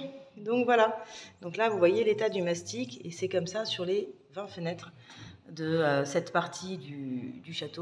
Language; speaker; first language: French; native; French